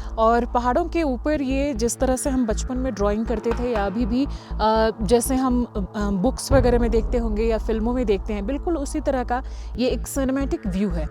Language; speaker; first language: Hindi; native; Hindi